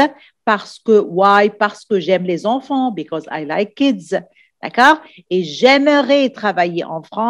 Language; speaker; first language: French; non-native, fluent; Arabic